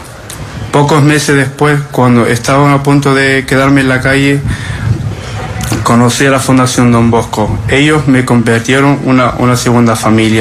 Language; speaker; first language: Spanish; non-native, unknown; Arabic